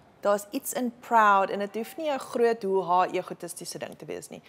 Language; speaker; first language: Afrikaans; native; Afrikaans